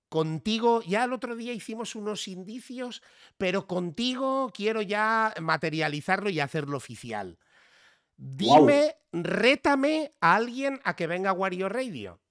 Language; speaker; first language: Spanish; native; Spanish